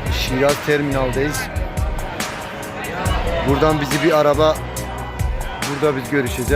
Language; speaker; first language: Turkish; non-native, fluent; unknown